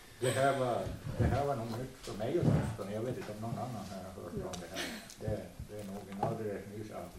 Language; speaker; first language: Swedish; native; Swedish